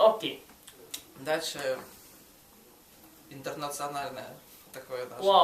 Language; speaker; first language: Russian; native; Russian